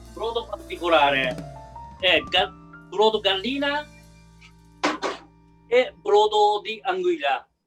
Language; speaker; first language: Italian; non-native, learner; Japanese